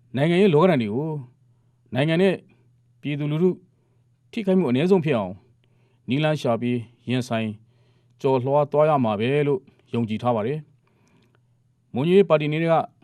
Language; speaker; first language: Burmese; non-native, local second language; Mon